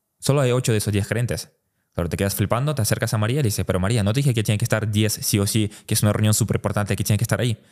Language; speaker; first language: Spanish; early bilingual, other home language; Russian